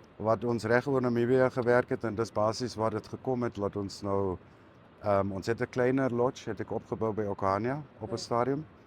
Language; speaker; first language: Afrikaans; native; Afrikaans